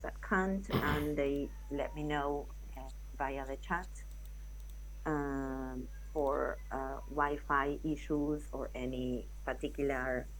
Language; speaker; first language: English; non-native, fluent; Spanish